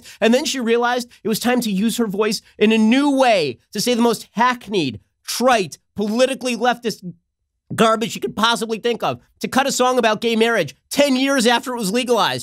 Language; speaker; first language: English; native; English